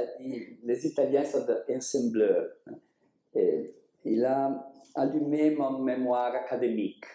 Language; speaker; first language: French; non-native, learner; Italian